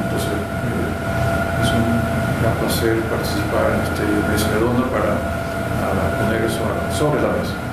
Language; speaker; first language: Spanish; non-native, fluent; English